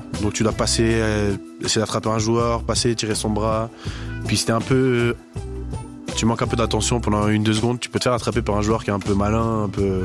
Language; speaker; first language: French; native; French